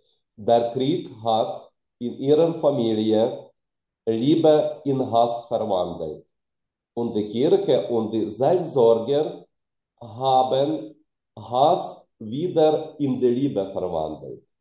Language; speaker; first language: German; non-native, fluent; Ukrainian